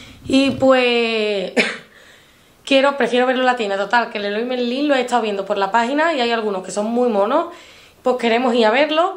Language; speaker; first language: Spanish; native; Spanish